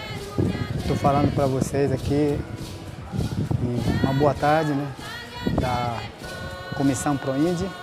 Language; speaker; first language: Portuguese; non-native, local second language; Ticuna